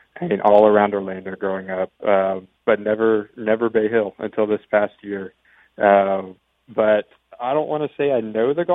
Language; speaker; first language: English; native; English